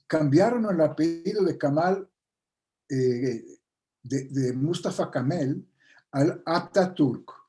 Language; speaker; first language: Spanish; non-native, fluent; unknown